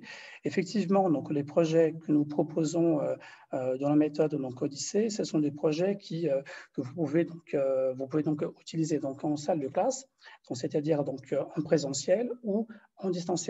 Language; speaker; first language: French; non-native, fluent; Portuguese